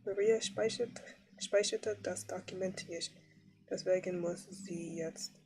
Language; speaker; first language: German; non-native, learner; English